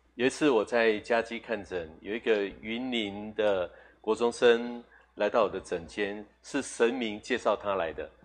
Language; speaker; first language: Chinese; native; Chinese